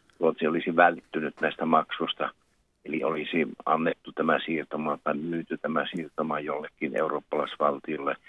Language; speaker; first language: Finnish; native; Finnish